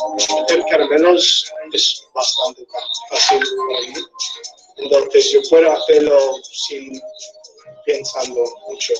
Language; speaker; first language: Spanish; non-native, fluent; English